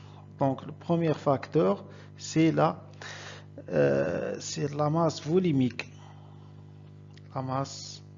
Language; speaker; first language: French; non-native, local second language; Arabic